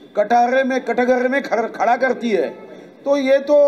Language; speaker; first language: Hindi; non-native, local second language; Marathi